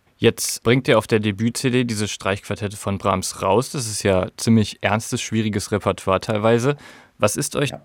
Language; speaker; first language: German; native; German